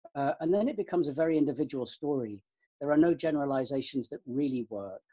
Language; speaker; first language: English; native; English